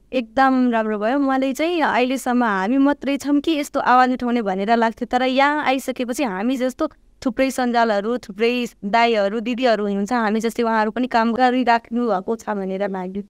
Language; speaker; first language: Nepali; non-native, local second language; Bhojpuri